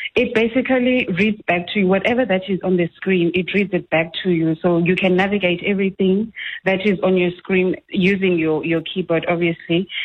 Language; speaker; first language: English; non-native, local second language; Xhosa